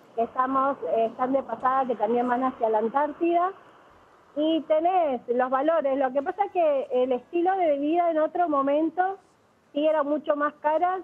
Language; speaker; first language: Spanish; native; Spanish